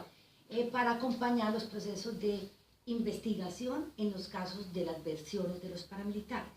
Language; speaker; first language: Spanish; native; Spanish